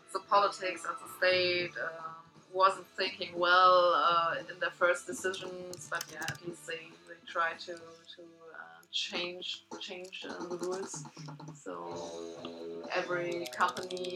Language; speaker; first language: English; non-native, fluent; German